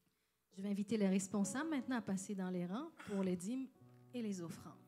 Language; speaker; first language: French; native; French